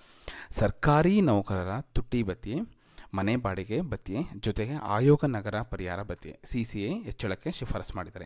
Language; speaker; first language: Kannada; native; Kannada